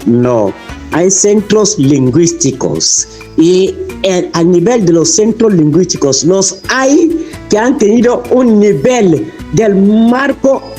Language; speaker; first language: Spanish; non-native, fluent; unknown